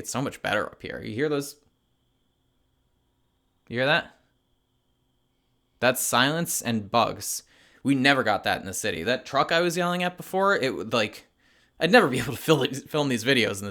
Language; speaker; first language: English; native; English